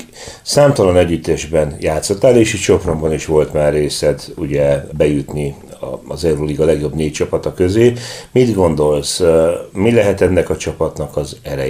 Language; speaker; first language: Hungarian; native; Hungarian